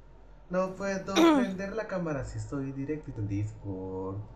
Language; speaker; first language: Spanish; native; Spanish